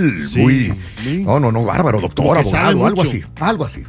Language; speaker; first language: Spanish; native; Spanish